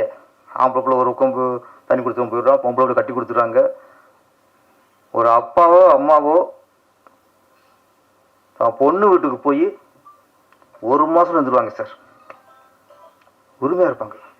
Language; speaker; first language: Tamil; native; Tamil